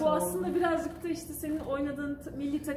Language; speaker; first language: Turkish; native; Turkish